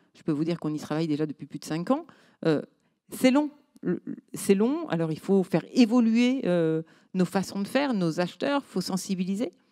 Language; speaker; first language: French; native; French